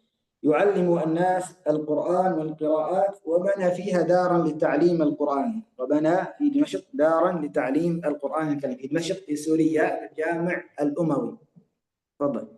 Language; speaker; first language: Arabic; native; Arabic